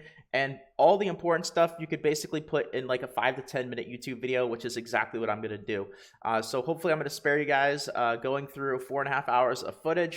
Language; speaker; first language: English; native; English